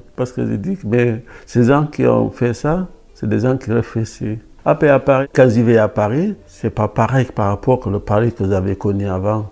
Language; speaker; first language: French; non-native, local second language; Wolof